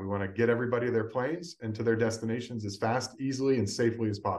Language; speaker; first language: English; native; English